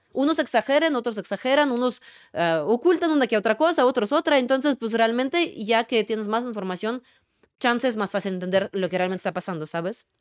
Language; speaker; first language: Spanish; non-native, fluent; Russian